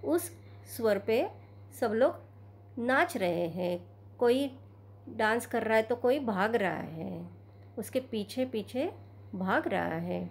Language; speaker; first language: Hindi; non-native, local second language; Marathi